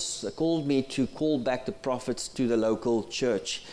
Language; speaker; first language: English; non-native, local second language; Afrikaans